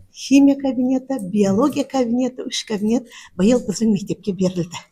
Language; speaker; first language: Kazakh; non-native, local second language; Uzbek